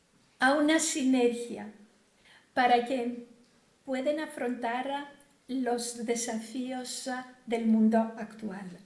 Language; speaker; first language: Spanish; non-native, fluent; Greek